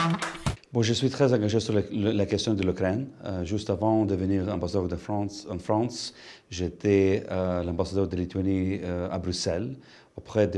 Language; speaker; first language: French; non-native, fluent; Lithuanian